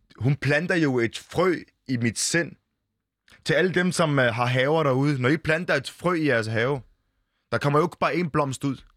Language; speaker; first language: Danish; early bilingual, other home language; Arabic